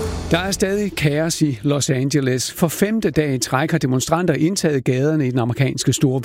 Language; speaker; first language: Danish; native; Danish